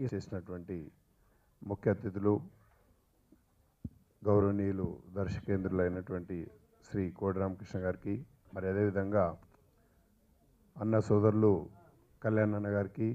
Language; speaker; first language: Telugu; native; Telugu